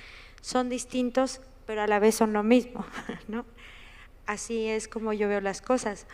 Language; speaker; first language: Spanish; native; Spanish